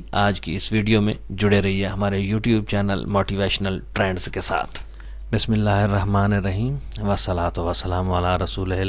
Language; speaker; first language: Urdu; native; Urdu